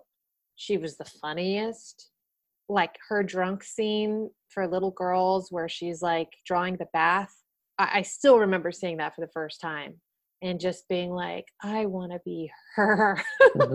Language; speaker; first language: English; native; English